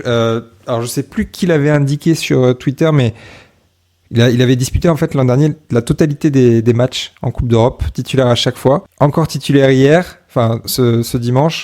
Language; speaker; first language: French; native; French